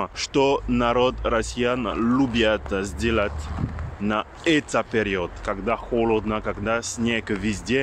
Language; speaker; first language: Russian; non-native, learner; French